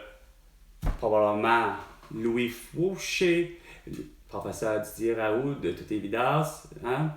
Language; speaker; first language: French; native; French